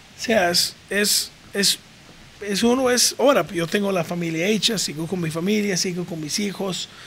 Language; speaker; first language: Spanish; non-native, fluent; English